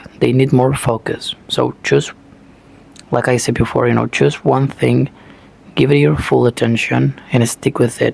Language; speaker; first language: English; non-native, fluent; Spanish